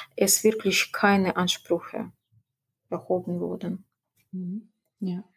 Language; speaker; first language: German; non-native, fluent; Russian